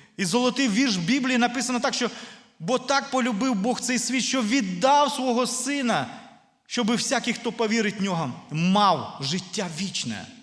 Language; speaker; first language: Ukrainian; non-native, local second language; Russian